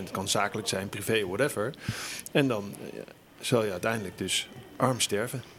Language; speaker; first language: Dutch; native; Dutch